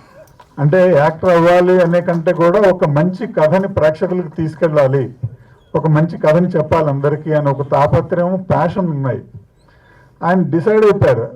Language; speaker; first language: Telugu; native; Telugu